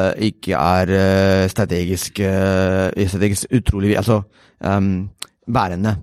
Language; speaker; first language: Norwegian; non-native, fluent; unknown